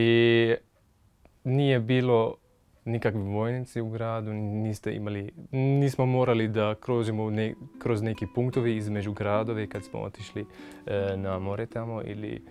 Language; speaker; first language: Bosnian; non-native, fluent; Arabic